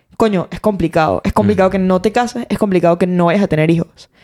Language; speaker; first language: Spanish; native; Spanish